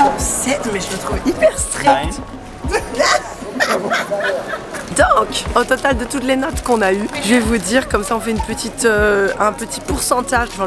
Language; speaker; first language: French; native; French